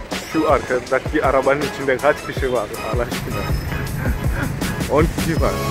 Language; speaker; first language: Turkish; non-native, fluent; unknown